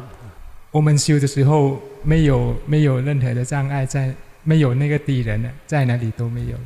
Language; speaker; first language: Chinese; non-native, fluent; Thai